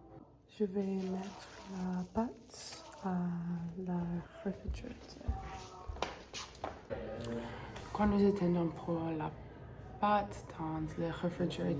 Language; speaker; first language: French; non-native, learner; English